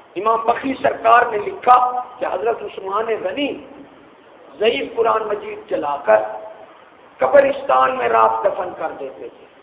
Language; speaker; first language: Urdu; non-native, local second language; Punjabi